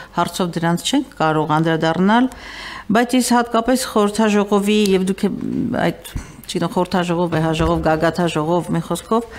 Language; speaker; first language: Armenian; native; Armenian